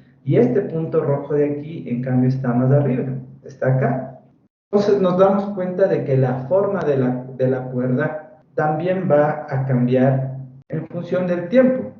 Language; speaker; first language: Spanish; native; Spanish